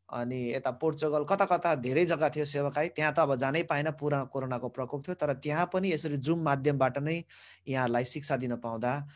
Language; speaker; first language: Nepali; native; Nepali